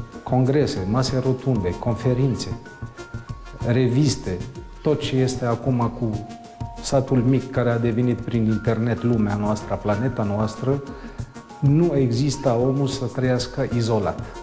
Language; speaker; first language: Romanian; non-native, fluent; Arabic